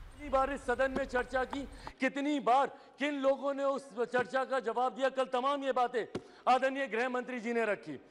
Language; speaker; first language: Hindi; native; Hindi